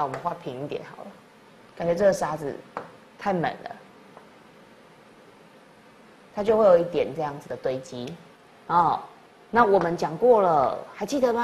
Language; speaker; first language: Chinese; native; Chinese